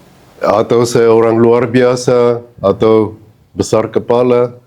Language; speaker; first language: Indonesian; non-native, fluent; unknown